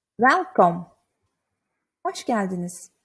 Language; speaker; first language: Turkish; early bilingual, heritage; Turkish